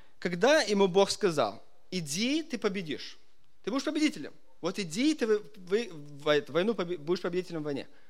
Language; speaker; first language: Russian; early bilingual, heritage; Russian